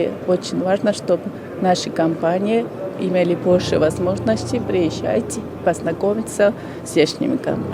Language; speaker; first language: Russian; non-native, fluent; Georgian